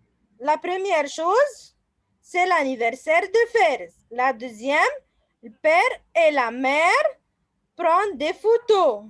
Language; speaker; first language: French; non-native, fluent; Arabic